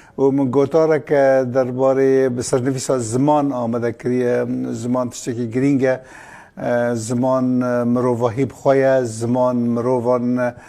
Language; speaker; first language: Kurdish; native; Kurdish